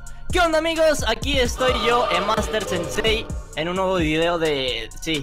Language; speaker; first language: Spanish; native; Spanish